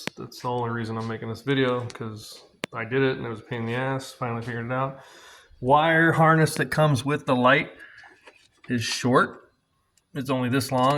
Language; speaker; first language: English; native; English